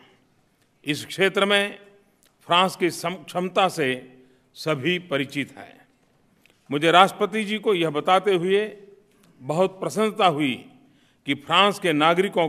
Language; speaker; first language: Hindi; non-native, local second language; Gujarati